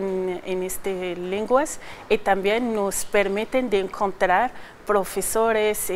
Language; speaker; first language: Spanish; non-native, learner; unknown